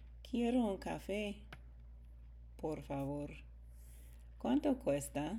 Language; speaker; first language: Spanish; non-native, learner; English